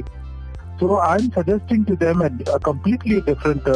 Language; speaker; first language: English; non-native, local second language; Telugu